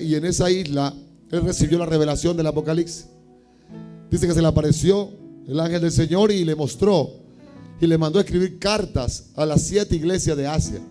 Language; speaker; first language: Spanish; native; Spanish